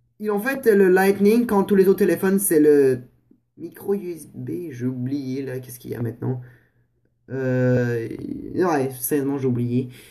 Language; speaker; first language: French; non-native, fluent; Russian